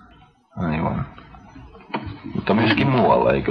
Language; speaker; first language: Finnish; native; Finnish